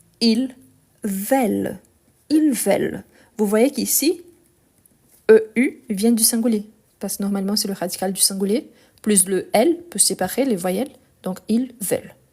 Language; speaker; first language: French; non-native, fluent; Portuguese